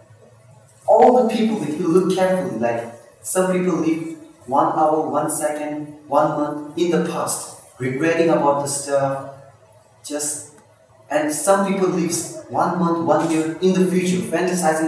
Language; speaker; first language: English; non-native, local second language; Tibetan